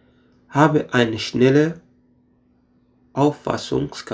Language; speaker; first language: German; non-native, fluent; Arabic